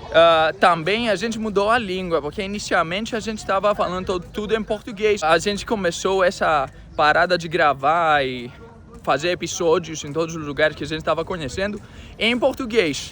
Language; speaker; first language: Portuguese; non-native, fluent; Greek